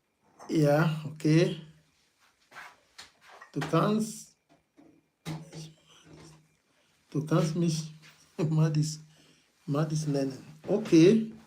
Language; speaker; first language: German; non-native, learner; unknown